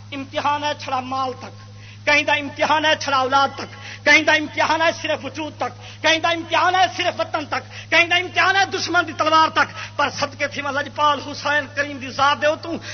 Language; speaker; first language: Urdu; native; Urdu